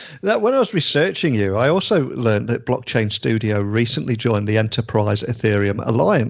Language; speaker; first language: English; native; English